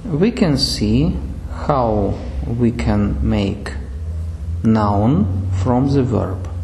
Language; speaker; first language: English; non-native, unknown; Russian